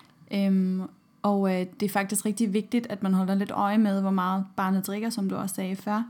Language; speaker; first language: Danish; non-native, fluent; German